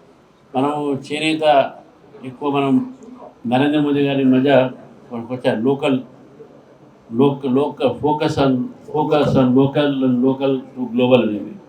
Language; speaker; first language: Telugu; native; Telugu